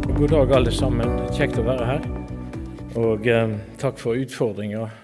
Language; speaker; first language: Norwegian; native; Norwegian